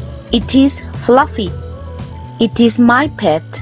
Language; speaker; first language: English; non-native, fluent; Spanish